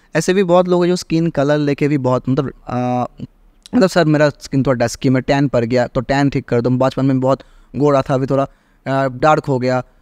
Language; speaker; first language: Hindi; native; Hindi